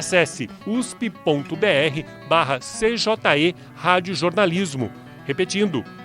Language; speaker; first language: Portuguese; native; Portuguese